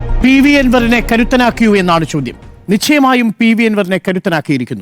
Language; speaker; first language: Malayalam; native; Malayalam